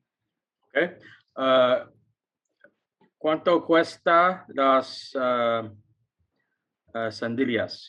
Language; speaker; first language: Spanish; non-native, learner; English